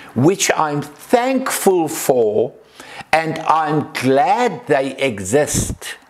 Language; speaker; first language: English; non-native, local second language; Afrikaans